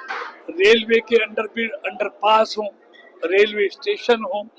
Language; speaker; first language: Hindi; native; Hindi